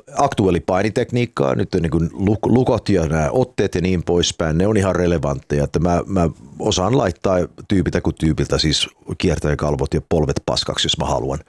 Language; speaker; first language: Finnish; early bilingual, heritage; Finnish